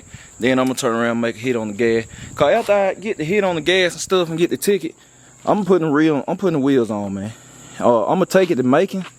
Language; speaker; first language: English; native; English